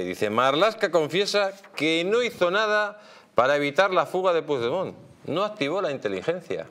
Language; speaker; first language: Spanish; native; Spanish